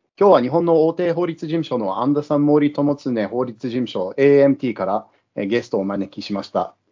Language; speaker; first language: Japanese; non-native, fluent; English